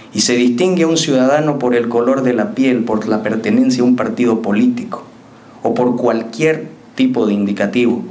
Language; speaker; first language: Spanish; native; Spanish